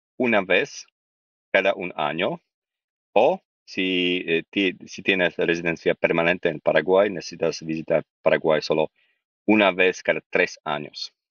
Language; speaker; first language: Spanish; non-native, learner; Slovak